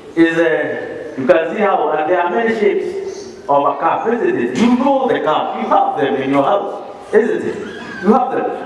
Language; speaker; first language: English; non-native, local second language; Swahili